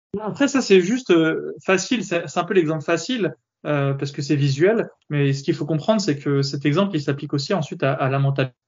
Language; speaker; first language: French; native; French